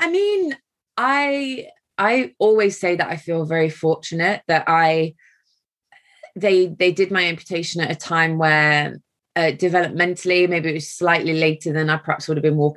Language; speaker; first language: English; native; English